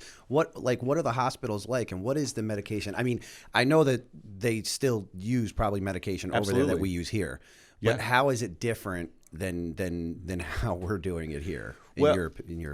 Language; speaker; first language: English; native; English